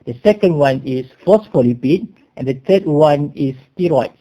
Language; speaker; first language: English; non-native, local second language; Malay